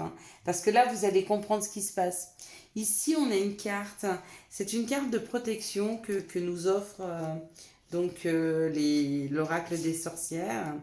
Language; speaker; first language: French; native; French